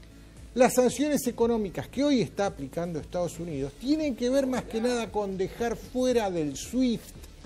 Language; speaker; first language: Spanish; native; Spanish